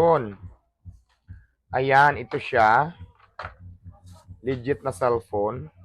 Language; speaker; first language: Filipino; non-native, local second language; Hiligaynon